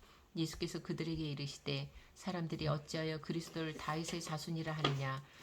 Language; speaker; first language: Korean; native; Korean